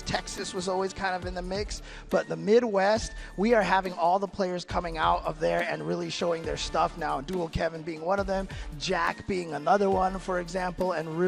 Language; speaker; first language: English; native; English